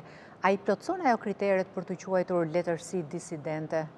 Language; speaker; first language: Albanian; native; Albanian